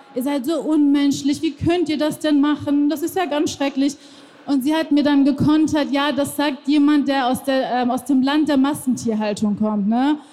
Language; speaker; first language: German; non-native, fluent; Persian